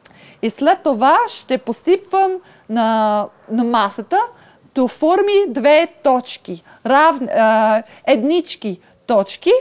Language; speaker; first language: Bulgarian; non-native, learner; English